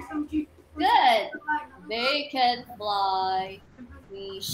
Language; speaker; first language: English; non-native, fluent; Chinese